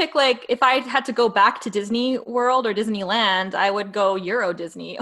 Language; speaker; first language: English; native; English